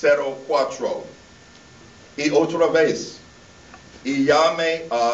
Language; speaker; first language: Spanish; non-native, learner; English